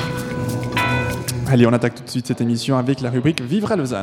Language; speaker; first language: French; native; French